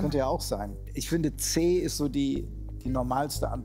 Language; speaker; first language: German; native; German